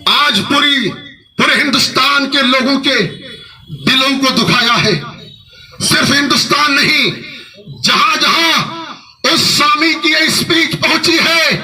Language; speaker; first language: Urdu; native; Urdu